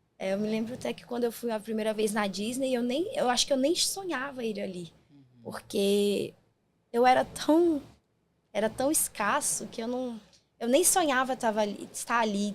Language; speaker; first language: Portuguese; native; Portuguese